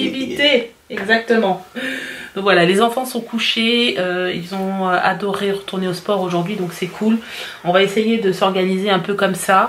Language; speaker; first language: French; native; French